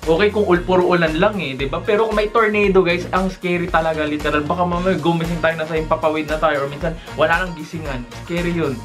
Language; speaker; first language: Filipino; native; Filipino